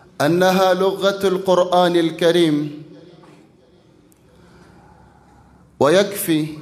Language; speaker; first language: Arabic; non-native, fluent; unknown